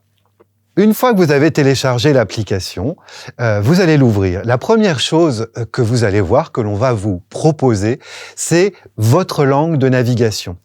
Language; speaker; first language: French; native; French